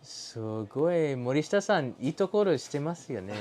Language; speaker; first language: Japanese; non-native, learner; English